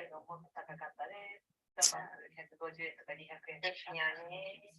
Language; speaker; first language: Japanese; native; Japanese